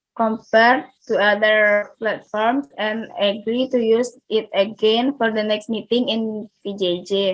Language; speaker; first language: English; non-native, learner; Indonesian